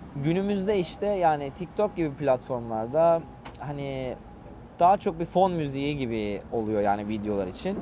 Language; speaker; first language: Turkish; native; Turkish